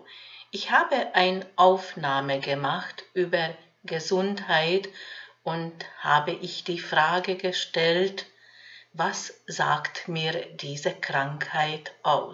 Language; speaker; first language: German; non-native, fluent; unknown